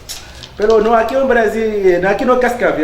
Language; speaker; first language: Portuguese; non-native, learner; Haitian Creole